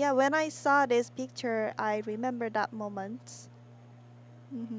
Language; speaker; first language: English; non-native, learner; Korean